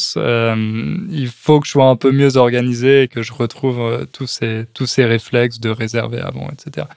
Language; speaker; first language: French; native; French